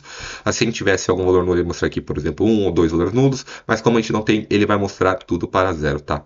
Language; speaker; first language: Portuguese; native; Portuguese